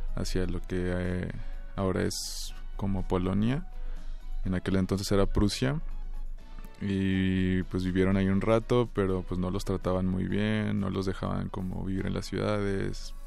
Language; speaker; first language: Spanish; native; Spanish